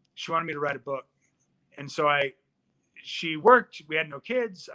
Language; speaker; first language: English; native; English